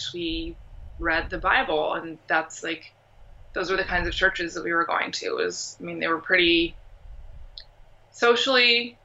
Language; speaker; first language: English; native; English